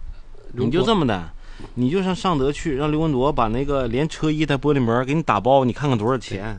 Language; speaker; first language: Chinese; native; Chinese